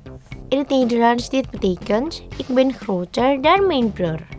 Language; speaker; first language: Dutch; non-native, learner; Indonesian